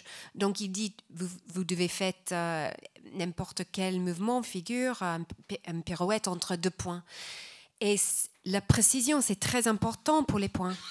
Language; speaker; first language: French; non-native, fluent; English